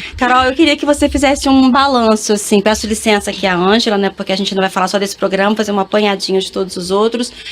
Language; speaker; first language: Portuguese; native; Portuguese